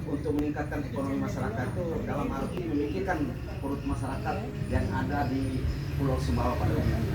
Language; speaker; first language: Indonesian; non-native, local second language; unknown